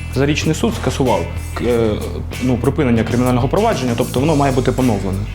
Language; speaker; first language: Ukrainian; native; Ukrainian